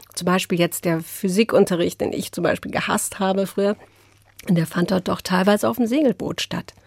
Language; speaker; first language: German; native; German